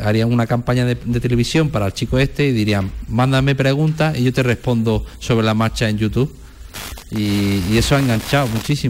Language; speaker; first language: Spanish; native; Spanish